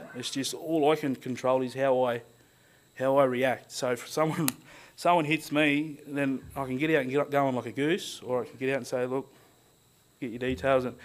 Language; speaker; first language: English; native; English